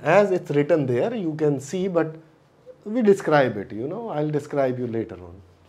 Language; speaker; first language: English; non-native, local second language; Hindi